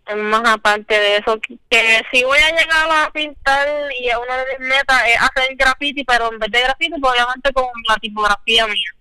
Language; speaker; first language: Spanish; native; Spanish